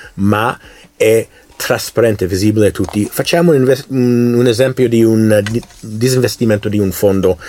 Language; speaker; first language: Italian; non-native, fluent; English